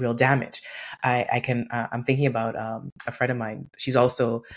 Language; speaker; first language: English; native; English